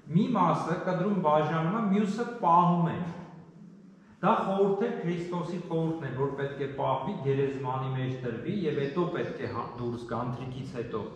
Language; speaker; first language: Armenian; native; Armenian